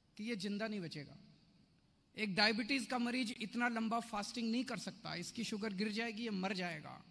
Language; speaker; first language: Hindi; native; Hindi